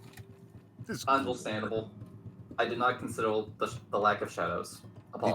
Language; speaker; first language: English; native; English